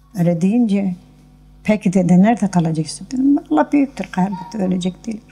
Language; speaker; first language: Turkish; non-native, local second language; Kurdish